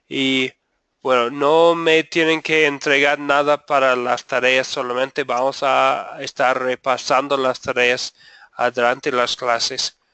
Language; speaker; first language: Spanish; non-native, fluent; English